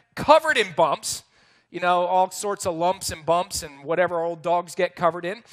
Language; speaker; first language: English; native; English